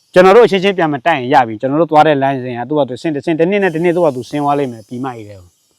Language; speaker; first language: Burmese; non-native, local second language; S'gaw Karen